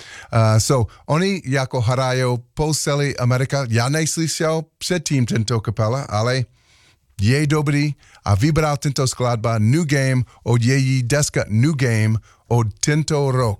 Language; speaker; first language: Czech; non-native, learner; English